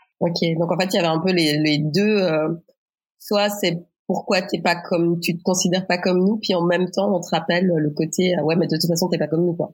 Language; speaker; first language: French; native; French